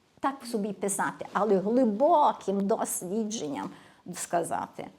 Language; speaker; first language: Ukrainian; early bilingual, heritage; Ukrainian